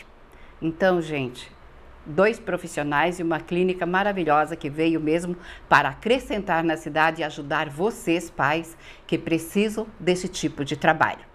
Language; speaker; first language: Portuguese; native; Portuguese